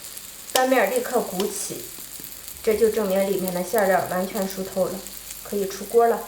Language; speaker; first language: Chinese; native; Chinese